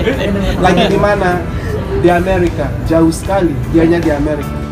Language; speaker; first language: Indonesian; non-native, learner; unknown